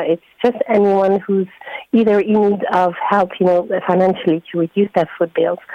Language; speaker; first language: English; non-native, fluent; French